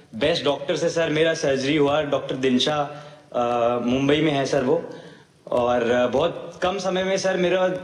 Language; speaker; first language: Hindi; native; Hindi